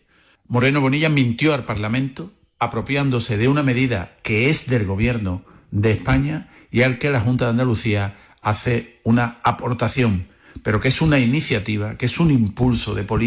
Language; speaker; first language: Spanish; native; Spanish